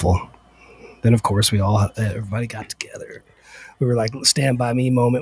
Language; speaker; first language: English; native; English